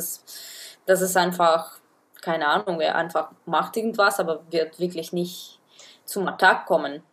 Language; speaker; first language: German; non-native, fluent; Russian